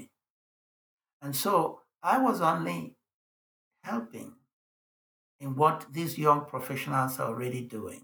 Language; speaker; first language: English; non-native, local second language; Igbo